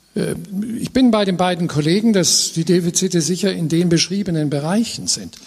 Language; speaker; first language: German; native; German